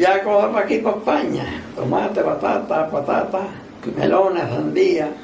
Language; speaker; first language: Spanish; native; Spanish